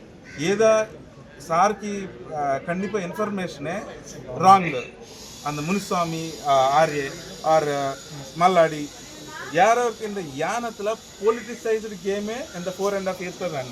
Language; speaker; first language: Tamil; non-native, local second language; Telugu